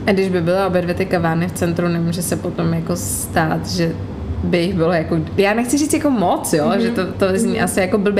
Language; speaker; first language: Czech; native; Czech